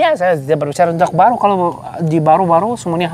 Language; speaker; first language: Indonesian; non-native, fluent; Arabic